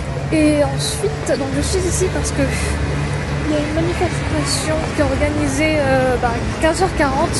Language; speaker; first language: French; native; French